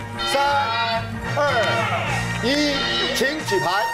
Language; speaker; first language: Chinese; native; Chinese